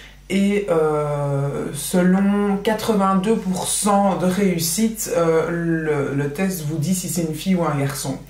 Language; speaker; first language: French; native; French